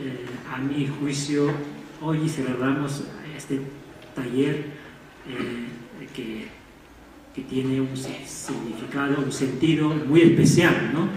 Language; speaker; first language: Spanish; non-native, fluent; Chinese